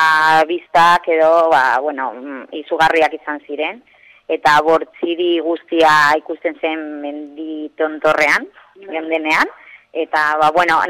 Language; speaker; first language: Basque; non-native, learner; Spanish